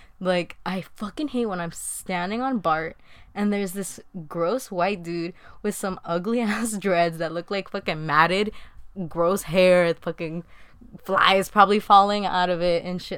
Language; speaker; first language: English; early bilingual, other home language; Spanish